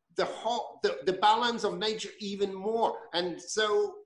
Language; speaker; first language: English; non-native, fluent; German